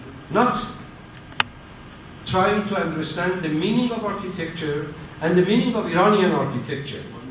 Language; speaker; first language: English; non-native, fluent; Persian